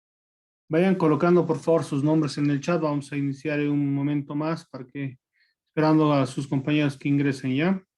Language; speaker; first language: Spanish; native; Spanish